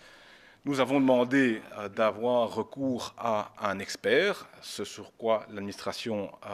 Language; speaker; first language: French; native; French